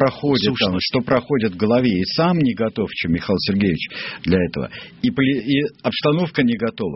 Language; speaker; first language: Russian; native; Russian